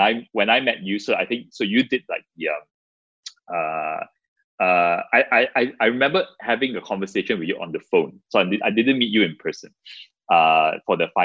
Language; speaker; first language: English; non-native, local second language; Chinese